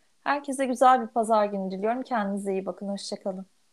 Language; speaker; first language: Turkish; native; Turkish